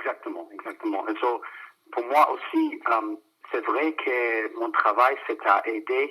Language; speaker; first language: French; non-native, fluent; English